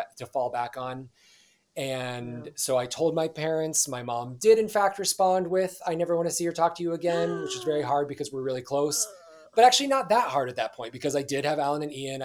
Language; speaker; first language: English; native; English